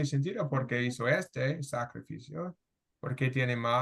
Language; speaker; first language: Spanish; non-native, fluent; English